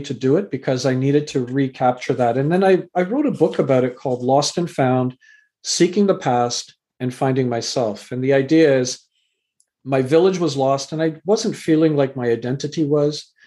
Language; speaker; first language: English; native; English